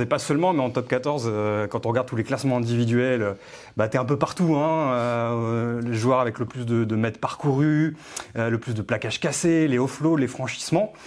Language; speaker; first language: French; native; French